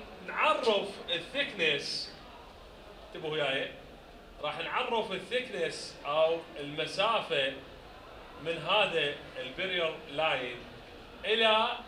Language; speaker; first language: Arabic; native; Arabic